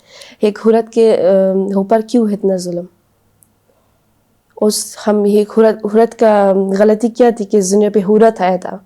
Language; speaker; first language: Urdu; non-native, learner; Persian